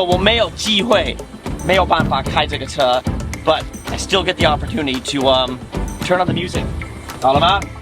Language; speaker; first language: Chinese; non-native, fluent; English